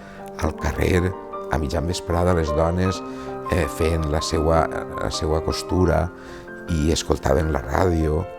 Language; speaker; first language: Catalan; native; Catalan